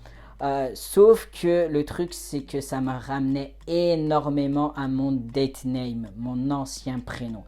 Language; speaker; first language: French; native; French